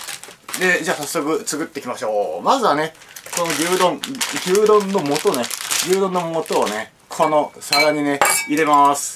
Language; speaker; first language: Japanese; native; Japanese